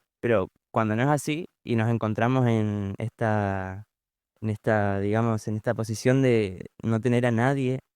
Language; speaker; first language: Spanish; native; Spanish